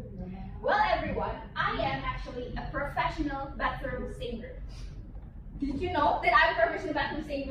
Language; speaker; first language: English; non-native, fluent; Indonesian